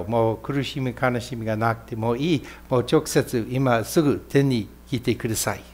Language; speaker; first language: Japanese; non-native, fluent; English